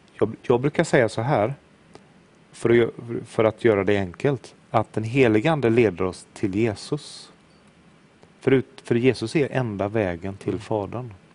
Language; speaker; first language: Swedish; native; Swedish